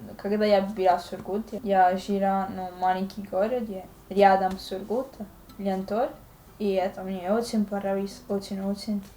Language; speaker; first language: Russian; non-native, learner; Italian